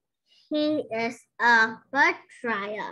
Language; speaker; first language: English; non-native, learner; Vietnamese